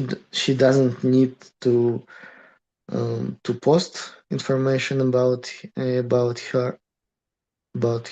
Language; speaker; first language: English; non-native, learner; Russian